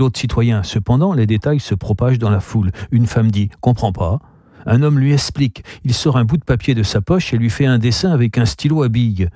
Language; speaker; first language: French; native; French